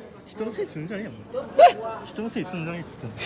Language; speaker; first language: Japanese; native; Japanese